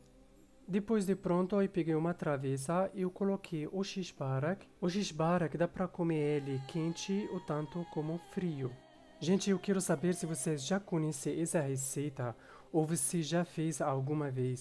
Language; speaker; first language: Portuguese; non-native, fluent; Arabic